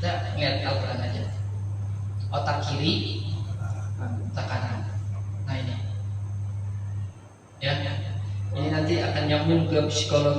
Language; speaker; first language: Indonesian; native; Indonesian